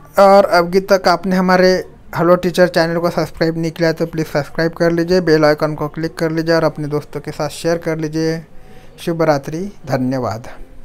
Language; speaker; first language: Hindi; non-native, local second language; Marathi